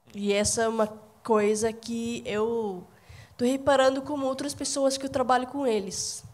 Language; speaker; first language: Portuguese; non-native, fluent; Arabic